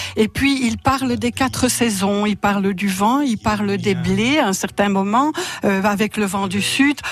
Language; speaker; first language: French; native; French